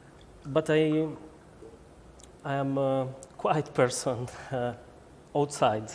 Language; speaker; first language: English; non-native, learner; Albanian